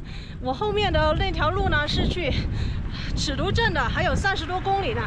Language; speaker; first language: Chinese; native; Chinese